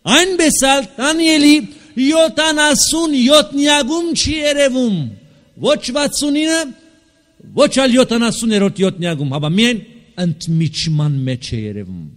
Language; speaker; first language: Armenian; native; Armenian